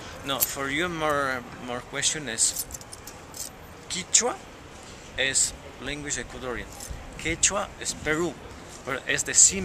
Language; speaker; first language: English; non-native, learner; Spanish